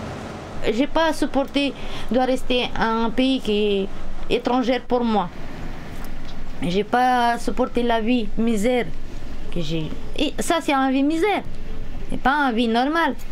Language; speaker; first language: French; non-native, learner; Romanian